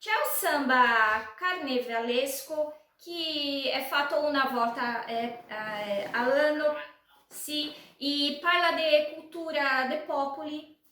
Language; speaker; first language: Italian; non-native, learner; Portuguese